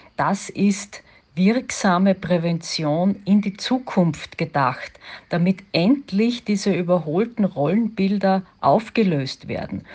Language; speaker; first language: German; native; German